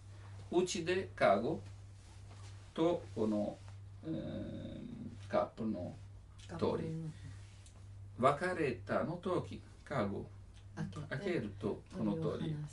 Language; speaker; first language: Japanese; non-native, learner; Italian